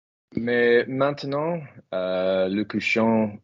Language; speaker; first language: French; non-native, learner; English